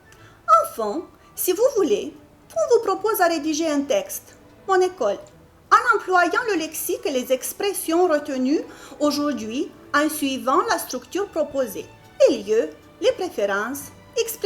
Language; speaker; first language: French; non-native, fluent; Romanian